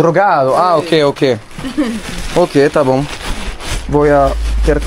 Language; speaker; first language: Portuguese; non-native, learner; French